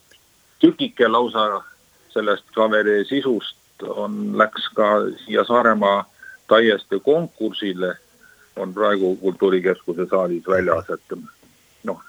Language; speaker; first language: Estonian; native; Estonian